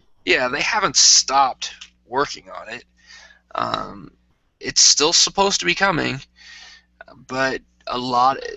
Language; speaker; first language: English; native; English